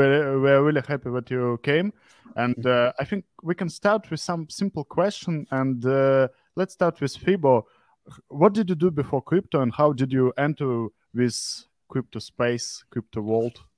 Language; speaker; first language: English; non-native, fluent; Russian